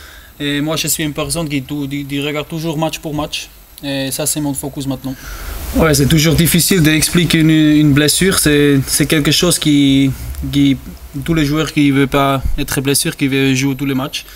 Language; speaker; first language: French; non-native, learner; German